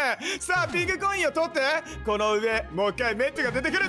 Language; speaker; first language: Japanese; native; Japanese